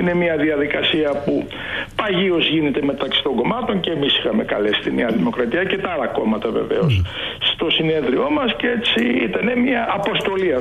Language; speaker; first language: Greek; native; Greek